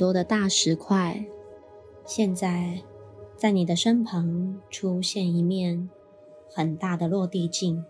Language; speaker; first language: Chinese; native; Chinese